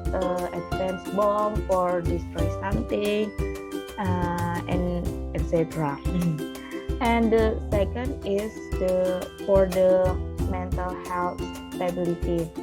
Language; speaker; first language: English; non-native, learner; Indonesian